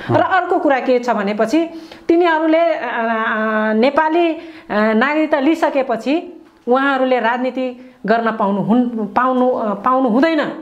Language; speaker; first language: Nepali; non-native, local second language; Rana Tharu